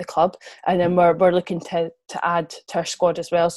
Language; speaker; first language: English; native; English